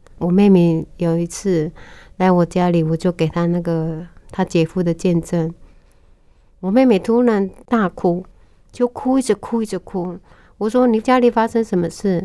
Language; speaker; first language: Chinese; non-native, local second language; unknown